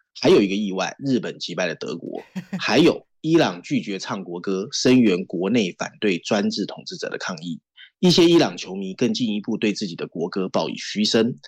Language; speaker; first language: Chinese; native; Chinese